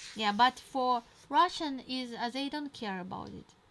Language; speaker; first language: English; non-native, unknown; Ukrainian